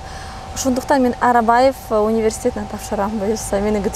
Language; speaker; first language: Kyrgyz; early bilingual, other home language; Russian